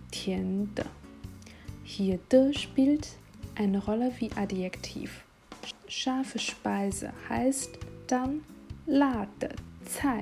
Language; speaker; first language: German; non-native, fluent; Chinese